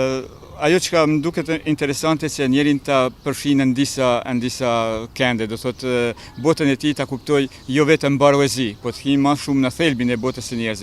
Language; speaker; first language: Albanian; native; Albanian